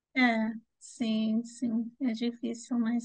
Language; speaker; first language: Portuguese; non-native, fluent; Spanish